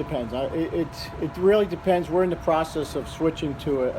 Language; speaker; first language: English; native; English